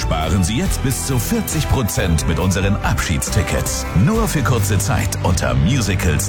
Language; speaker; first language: German; native; German